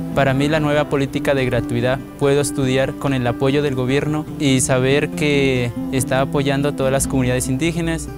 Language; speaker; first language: Spanish; native; Spanish